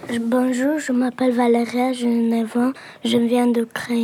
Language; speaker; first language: French; non-native, learner; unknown